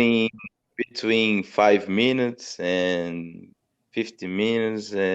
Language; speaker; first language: English; non-native, learner; Portuguese